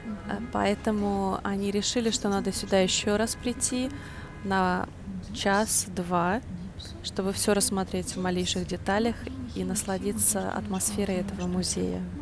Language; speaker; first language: Russian; native; Russian